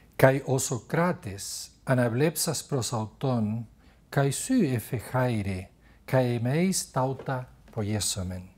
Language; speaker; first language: Greek; non-native, fluent; Spanish